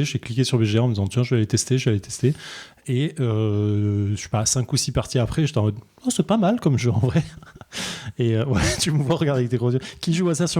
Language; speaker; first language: French; native; French